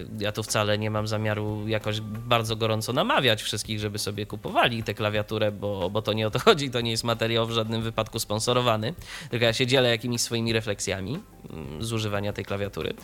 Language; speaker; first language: Polish; native; Polish